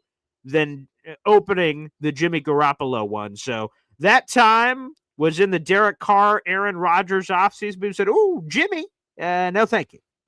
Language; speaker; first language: English; native; English